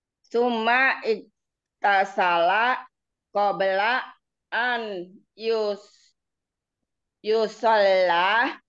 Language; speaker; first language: Arabic; non-native, learner; Indonesian